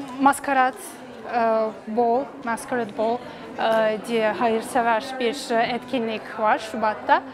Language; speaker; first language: Turkish; non-native, fluent; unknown